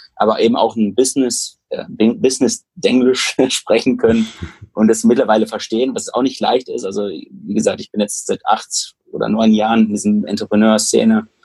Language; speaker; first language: German; native; German